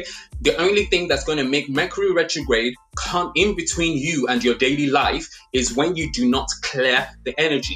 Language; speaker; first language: English; non-native, local second language; Yoruba